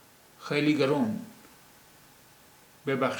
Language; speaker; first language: Persian; non-native, fluent; Urdu